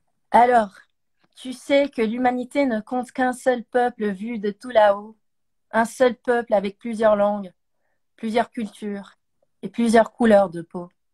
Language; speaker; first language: French; early bilingual, other home language; English